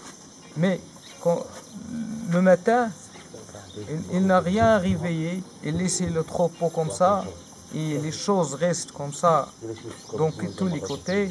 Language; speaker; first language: French; non-native, learner; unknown